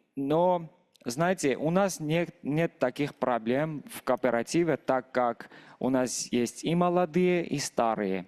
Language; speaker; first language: Russian; non-native, local second language; Armenian